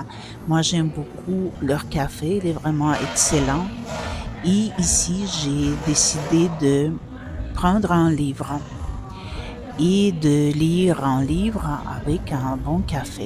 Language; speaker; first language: French; non-native, fluent; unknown